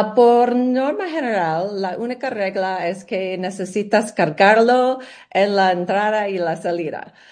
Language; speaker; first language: Spanish; non-native, learner; English